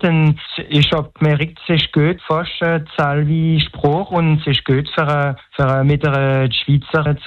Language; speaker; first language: German; non-native, local second language; French